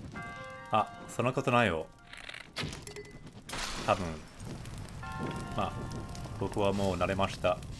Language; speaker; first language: Japanese; non-native, fluent; English